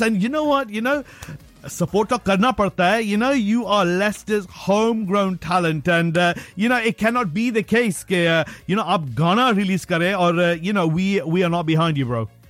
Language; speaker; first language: English; early bilingual, other home language; Hindi